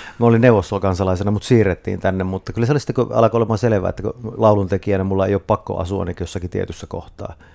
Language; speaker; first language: Finnish; native; Finnish